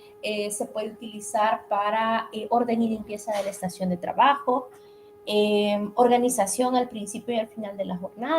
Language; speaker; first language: Spanish; native; Spanish